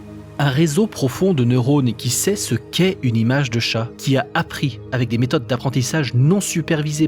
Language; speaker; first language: French; native; French